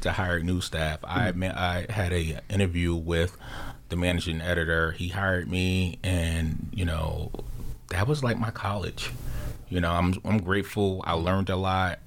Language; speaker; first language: English; native; English